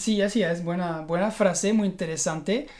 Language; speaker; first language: Spanish; non-native, fluent; French